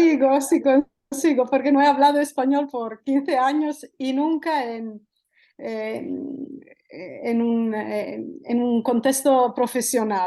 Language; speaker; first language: Spanish; non-native, fluent; Italian